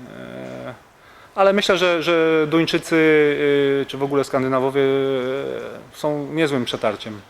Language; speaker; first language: Polish; native; Polish